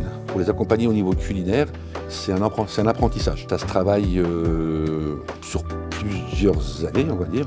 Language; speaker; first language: French; native; French